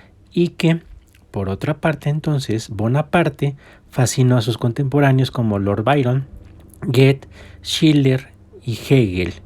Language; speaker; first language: Spanish; native; Spanish